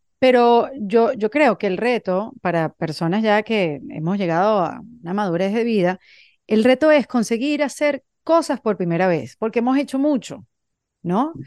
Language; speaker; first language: Spanish; native; Spanish